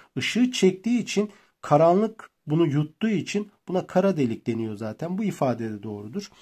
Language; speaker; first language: Turkish; native; Turkish